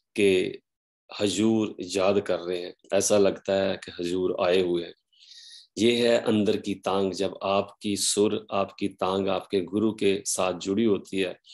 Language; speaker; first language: Hindi; non-native, local second language; Punjabi